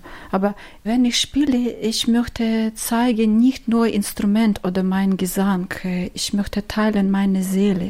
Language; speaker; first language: German; non-native, learner; Ukrainian